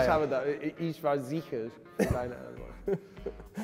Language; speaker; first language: German; non-native, learner; English